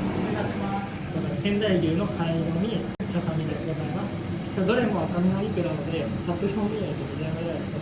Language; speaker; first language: Japanese; native; Japanese